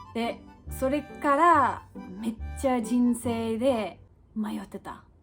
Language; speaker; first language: Japanese; non-native, fluent; German